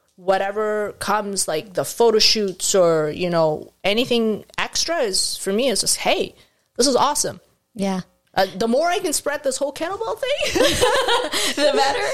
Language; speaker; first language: English; non-native, fluent; Arabic